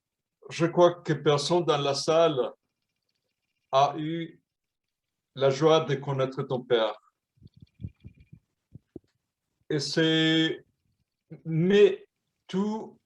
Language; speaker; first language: French; non-native, fluent; Spanish